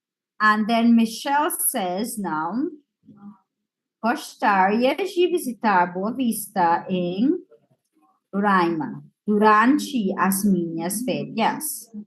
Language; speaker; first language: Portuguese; non-native, fluent; English